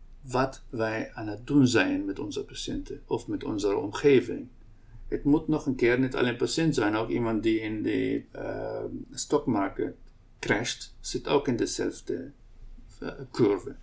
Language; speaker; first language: Dutch; non-native, local second language; Arabic